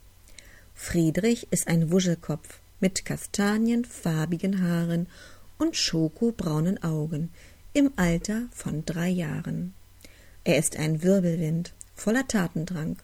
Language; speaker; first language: German; native; German